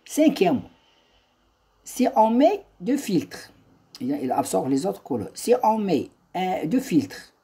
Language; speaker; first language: French; non-native, local second language; Arabic